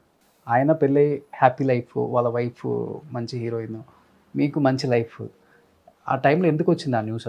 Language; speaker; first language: Telugu; native; Telugu